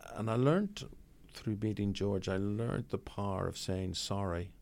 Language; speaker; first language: English; native; English